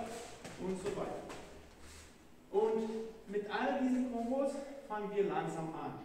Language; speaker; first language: German; non-native, fluent; Hebrew